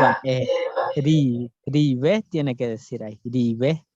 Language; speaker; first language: Spanish; non-native, local second language; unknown